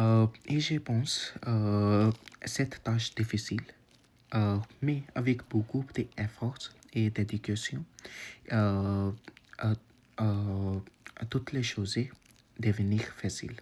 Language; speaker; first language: French; non-native, learner; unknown